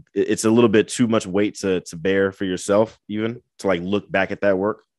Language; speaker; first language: English; native; English